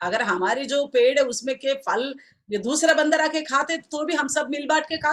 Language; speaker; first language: Hindi; non-native, local second language; Telugu